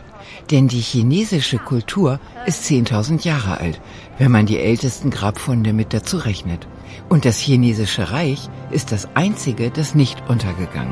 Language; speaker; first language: German; native; German